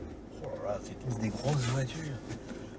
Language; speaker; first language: French; native; French